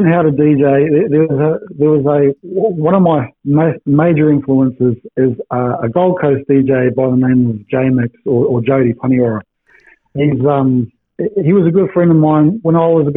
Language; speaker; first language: English; native; English